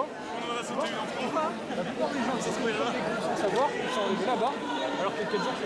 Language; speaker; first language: French; native; French